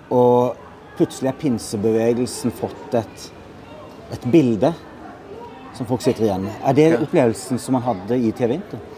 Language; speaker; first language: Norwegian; native; Norwegian